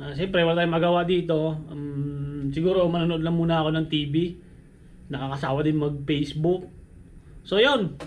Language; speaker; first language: Filipino; non-native, local second language; Hiligaynon